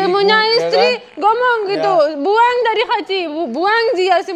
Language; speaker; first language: Indonesian; non-native, learner; Russian